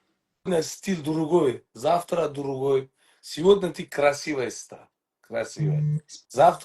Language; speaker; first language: Russian; non-native, learner; Uzbek